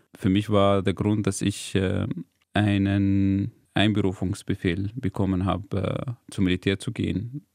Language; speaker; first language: German; non-native, fluent; Arabic